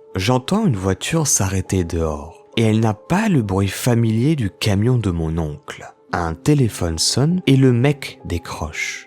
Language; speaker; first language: French; native; French